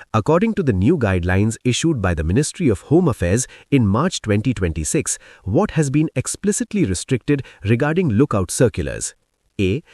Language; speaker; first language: English; non-native, local second language; Hindi